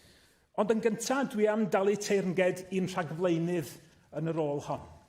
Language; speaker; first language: Welsh; native; Welsh